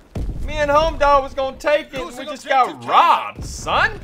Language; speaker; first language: English; native; English